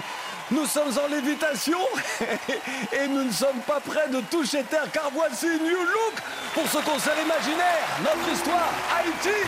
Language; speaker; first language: French; native; French